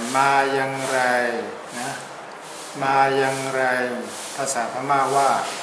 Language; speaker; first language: Thai; non-native, fluent; Burmese